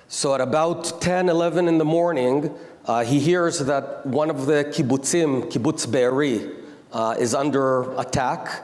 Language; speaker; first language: English; non-native, local second language; Hebrew